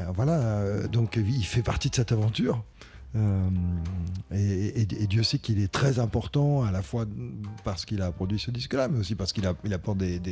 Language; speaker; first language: French; native; French